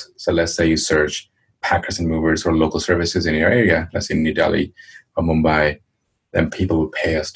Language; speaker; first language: English; non-native, local second language; Hindi